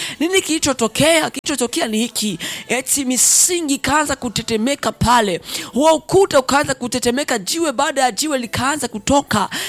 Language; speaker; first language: Swahili; non-native, local second language; Rundi